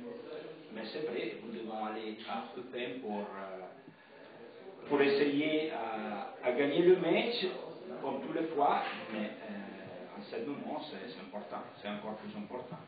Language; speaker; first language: French; non-native, fluent; Italian